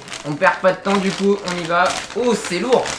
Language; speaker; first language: French; native; French